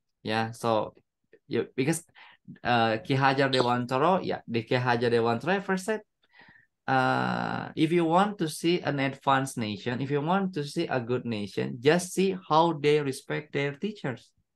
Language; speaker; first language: English; non-native, fluent; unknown